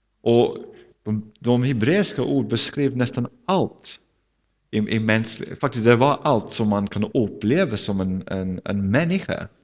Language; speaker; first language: Swedish; non-native, fluent; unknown